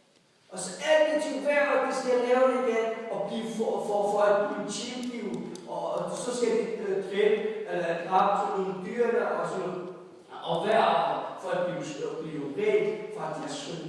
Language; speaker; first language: Danish; non-native, fluent; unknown